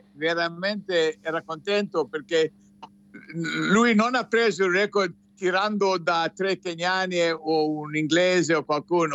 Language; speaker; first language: Italian; non-native, fluent; English